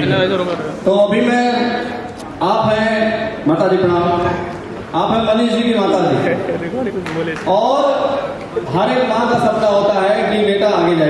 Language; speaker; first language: Hindi; native; Hindi